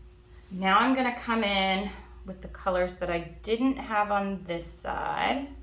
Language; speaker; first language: English; native; English